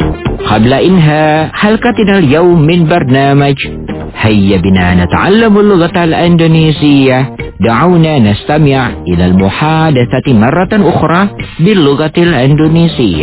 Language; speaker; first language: Arabic; non-native, fluent; Indonesian